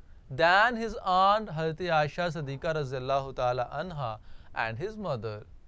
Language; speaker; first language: English; non-native, local second language; Urdu